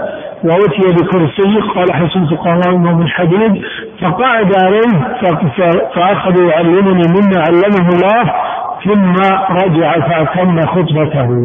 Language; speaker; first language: Arabic; native; Arabic